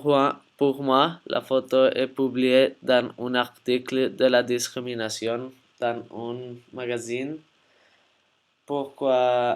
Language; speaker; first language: French; non-native, learner; Spanish